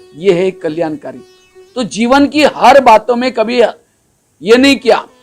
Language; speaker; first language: Hindi; non-native, local second language; Marathi